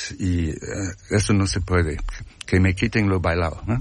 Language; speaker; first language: Spanish; non-native, fluent; English